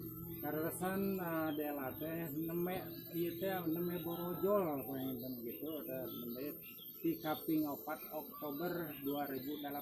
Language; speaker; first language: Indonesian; non-native, local second language; Sundanese